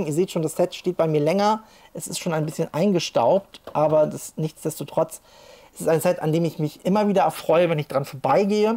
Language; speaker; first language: German; native; German